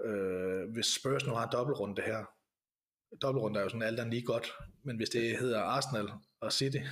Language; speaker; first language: Danish; native; Danish